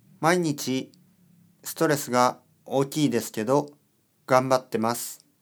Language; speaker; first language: Japanese; non-native, learner; Swedish